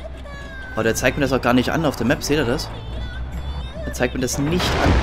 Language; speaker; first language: German; native; German